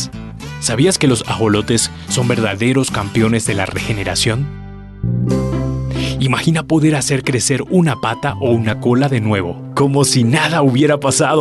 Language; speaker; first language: Spanish; native; Spanish